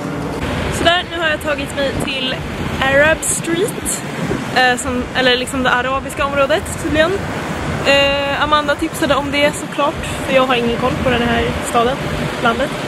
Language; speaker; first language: Swedish; native; Swedish